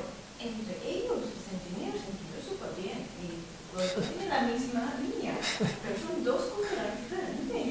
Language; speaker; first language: Spanish; non-native, fluent; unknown